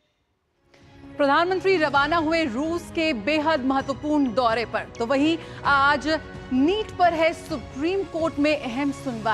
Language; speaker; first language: Hindi; native; Hindi